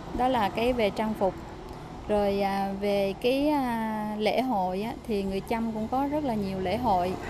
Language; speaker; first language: Vietnamese; non-native, local second language; Western Cham